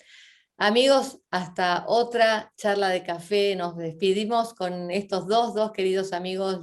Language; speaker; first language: Spanish; native; Spanish